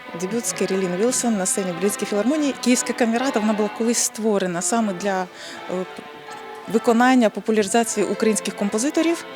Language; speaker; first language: Ukrainian; native; Ukrainian